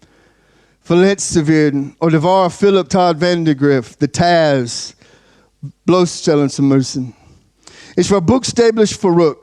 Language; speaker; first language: German; non-native, learner; English